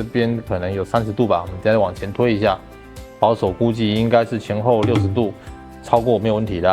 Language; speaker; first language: Chinese; native; Chinese